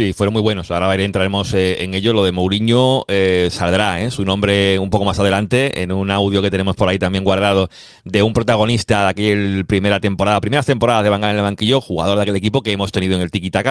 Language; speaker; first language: Spanish; native; Spanish